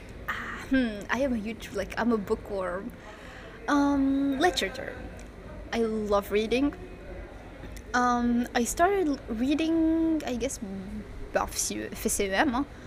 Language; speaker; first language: English; non-native, fluent; Arabic